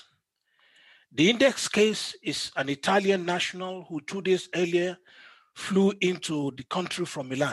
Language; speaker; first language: English; non-native, local second language; Yoruba